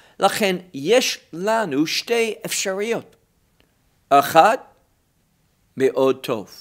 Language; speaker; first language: Hebrew; non-native, fluent; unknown